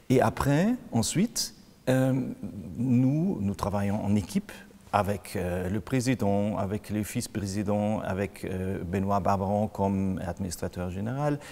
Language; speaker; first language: French; non-native, fluent; German